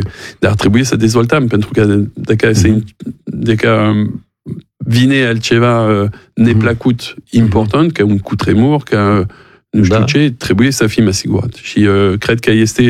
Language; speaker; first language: Romanian; non-native, fluent; French